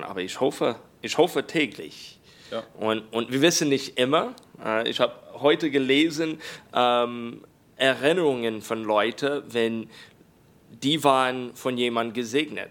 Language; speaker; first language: German; non-native, learner; English